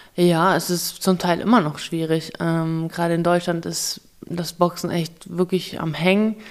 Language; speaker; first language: German; early bilingual, other home language; Russian